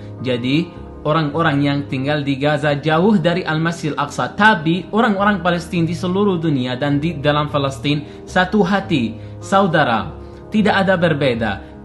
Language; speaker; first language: Indonesian; non-native, fluent; Arabic